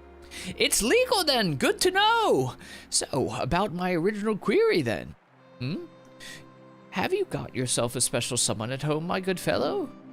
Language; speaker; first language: English; native; English